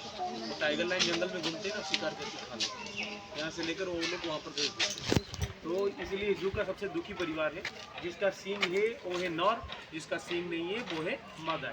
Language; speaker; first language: Hindi; non-native, local second language; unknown